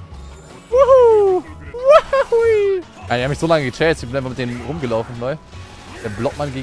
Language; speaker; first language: German; native; German